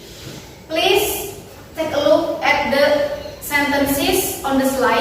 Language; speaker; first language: English; non-native, fluent; Indonesian